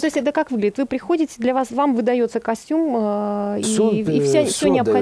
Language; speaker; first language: Russian; native; Russian